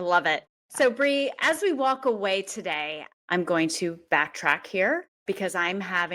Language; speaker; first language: English; native; English